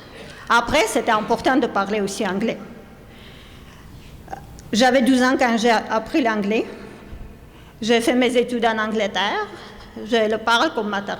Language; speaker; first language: French; non-native, fluent; Armenian